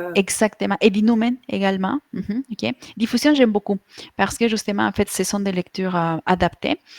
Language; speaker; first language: French; non-native, fluent; Spanish